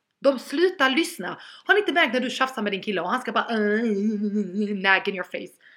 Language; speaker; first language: Swedish; early bilingual, other home language; Albanian